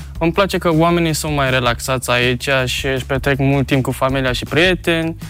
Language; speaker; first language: Romanian; early bilingual, other home language; Chinese